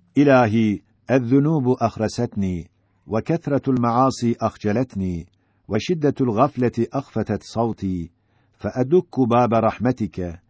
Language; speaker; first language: Arabic; non-native, fluent; Turkish